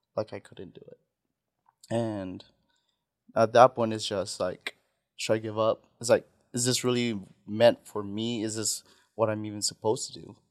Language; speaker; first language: English; non-native, fluent; Filipino